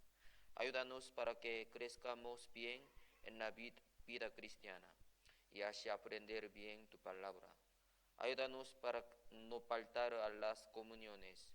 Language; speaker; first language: Spanish; non-native, fluent; Korean